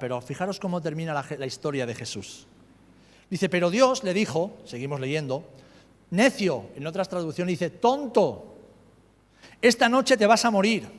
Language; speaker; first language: Spanish; native; Spanish